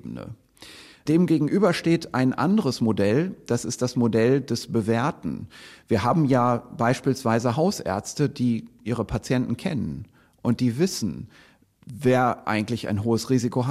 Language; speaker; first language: German; native; German